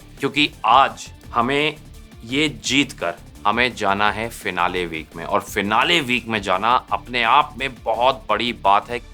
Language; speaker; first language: Hindi; native; Hindi